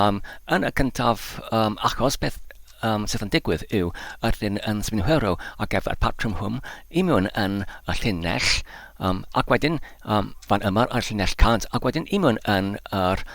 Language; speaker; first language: Welsh; non-native, learner; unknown